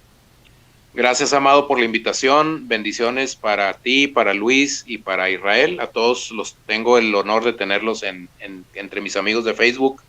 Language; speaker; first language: Spanish; native; Spanish